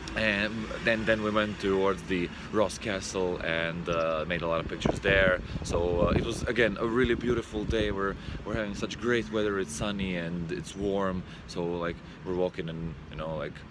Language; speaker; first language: English; non-native, fluent; Croatian